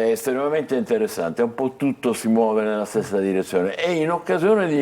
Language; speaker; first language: Italian; native; Italian